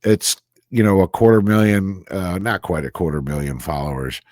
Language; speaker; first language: English; native; English